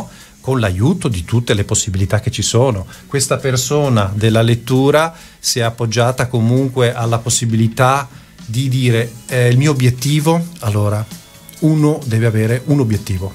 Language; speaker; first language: Italian; native; Italian